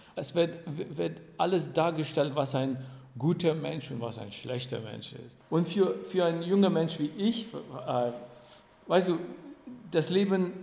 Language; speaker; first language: German; non-native, fluent; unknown